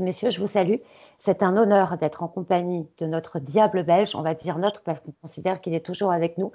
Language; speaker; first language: French; native; French